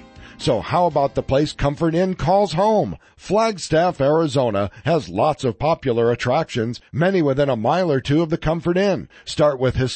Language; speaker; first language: English; native; English